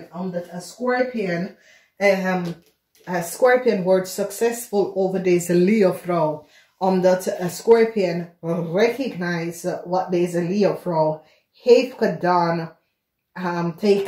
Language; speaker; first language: Dutch; non-native, fluent; English